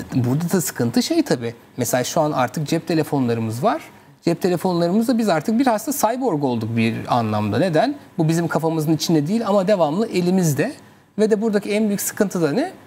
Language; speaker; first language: Turkish; native; Turkish